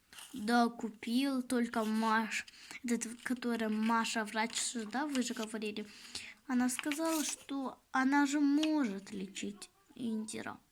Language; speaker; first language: Russian; non-native, local second language; Kazakh